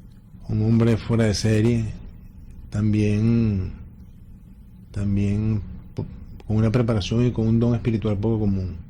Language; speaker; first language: Spanish; native; Spanish